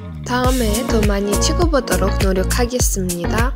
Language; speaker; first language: Korean; non-native, fluent; Azerbaijani